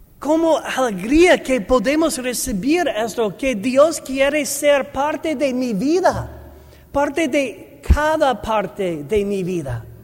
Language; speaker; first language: Spanish; non-native, learner; English